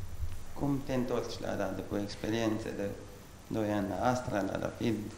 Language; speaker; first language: Romanian; native; Romanian